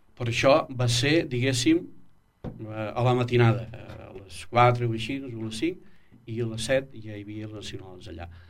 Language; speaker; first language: Catalan; native; Catalan